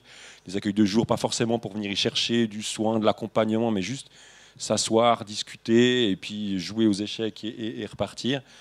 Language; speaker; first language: French; native; French